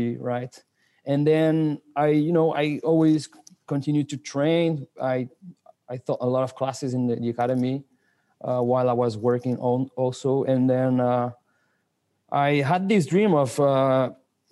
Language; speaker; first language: English; non-native, fluent; French